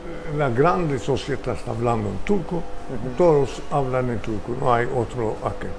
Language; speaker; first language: Spanish; early bilingual, heritage; Ladino